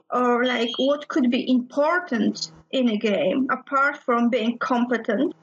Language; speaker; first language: English; non-native, fluent; Polish